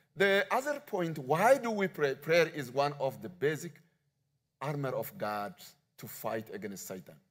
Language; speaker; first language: English; non-native, learner; Amharic